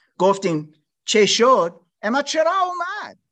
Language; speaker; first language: Persian; non-native, learner; German